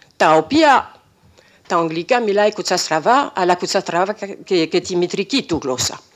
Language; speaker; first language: Greek; non-native, fluent; French